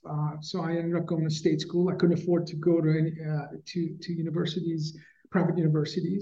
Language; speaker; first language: English; early bilingual, other home language; Persian